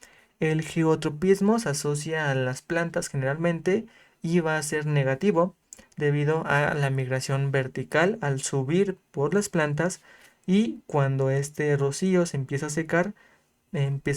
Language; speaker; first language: Spanish; native; Spanish